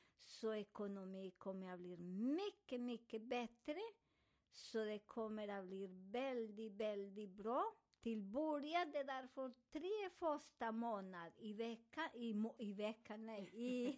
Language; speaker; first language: Swedish; non-native, fluent; Spanish